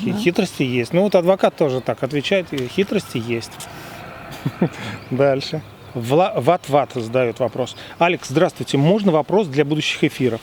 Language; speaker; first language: Russian; native; Russian